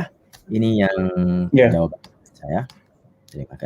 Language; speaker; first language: Indonesian; non-native, fluent; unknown